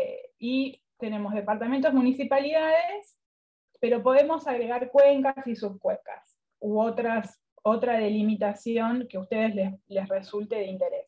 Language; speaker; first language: Spanish; native; Spanish